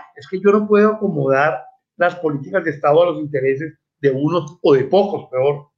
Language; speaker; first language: Spanish; native; Spanish